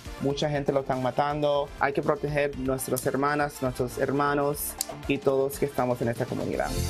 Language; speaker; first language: Spanish; early bilingual, heritage; Spanish